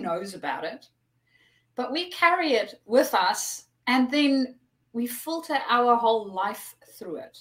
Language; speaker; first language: English; native; English